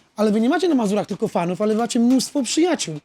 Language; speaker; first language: Polish; native; Polish